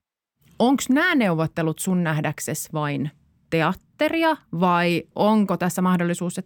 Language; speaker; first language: Finnish; native; Finnish